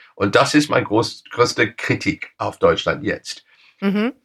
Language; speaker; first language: German; non-native, fluent; English